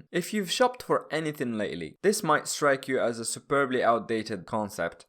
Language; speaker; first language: English; non-native, fluent; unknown